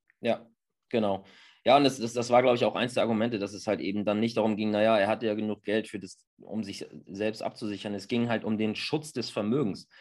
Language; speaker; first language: German; native; German